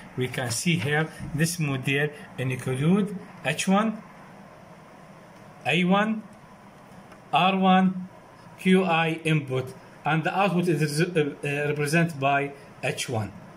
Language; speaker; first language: English; non-native, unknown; Arabic